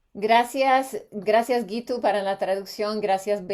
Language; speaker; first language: Spanish; non-native, learner; English